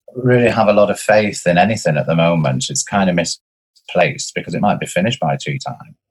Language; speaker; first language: English; native; English